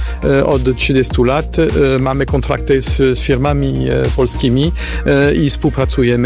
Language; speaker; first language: Polish; non-native, fluent; French